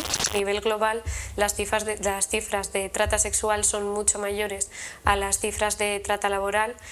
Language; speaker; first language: Spanish; native; Spanish